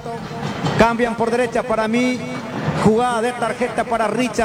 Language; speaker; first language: Spanish; native; Spanish